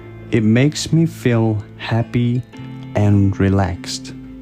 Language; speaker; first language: English; non-native, fluent; Burmese